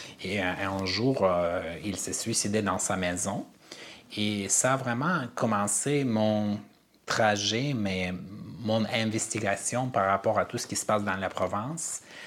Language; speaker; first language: French; non-native, fluent; Armenian